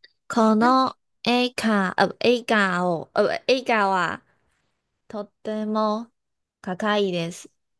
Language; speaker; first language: Japanese; non-native, learner; Chinese